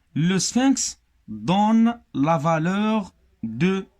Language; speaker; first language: French; non-native, local second language; Arabic